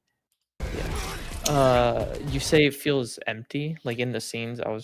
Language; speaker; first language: English; native; English